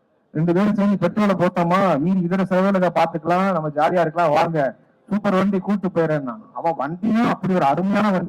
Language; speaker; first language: Tamil; native; Tamil